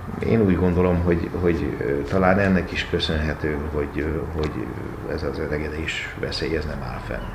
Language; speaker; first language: Hungarian; native; Hungarian